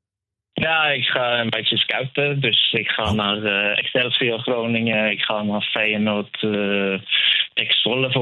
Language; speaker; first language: Dutch; non-native, fluent; Norwegian